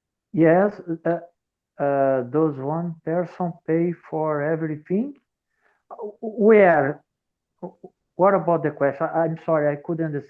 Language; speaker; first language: English; non-native, learner; Portuguese